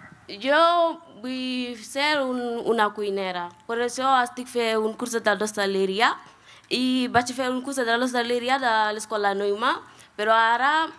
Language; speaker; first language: Catalan; non-native, learner; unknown